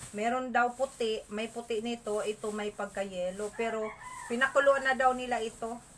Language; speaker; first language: Filipino; non-native, local second language; Masbatenyo